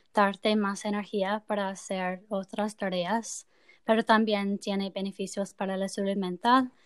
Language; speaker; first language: Spanish; non-native, learner; English